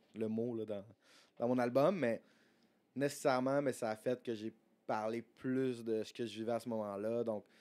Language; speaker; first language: French; native; French